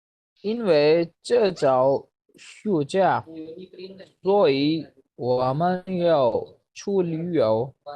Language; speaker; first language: Chinese; non-native, learner; Urdu